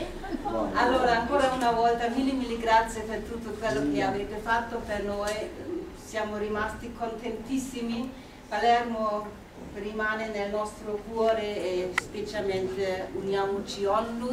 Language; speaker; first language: Italian; non-native, fluent; German